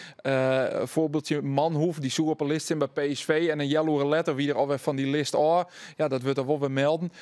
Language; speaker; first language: Dutch; native; Dutch